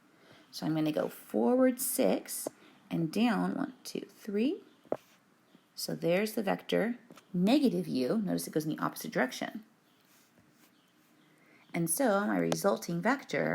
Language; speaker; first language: English; native; English